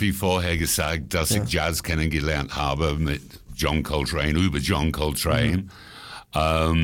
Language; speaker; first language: German; non-native, fluent; English